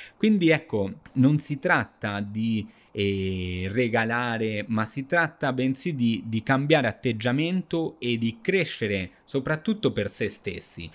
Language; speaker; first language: Italian; non-native, fluent; Spanish